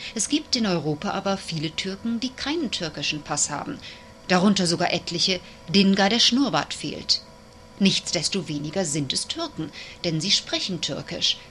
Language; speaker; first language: German; native; German